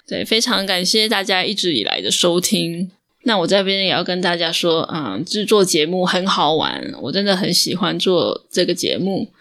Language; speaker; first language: Chinese; native; Chinese